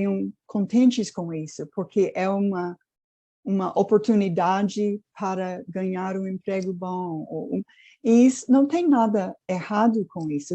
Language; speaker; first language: Portuguese; non-native, fluent; English